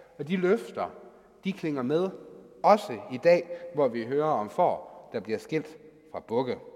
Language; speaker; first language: Danish; native; Danish